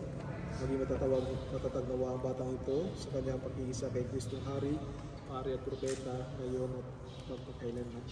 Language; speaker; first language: Filipino; native; Filipino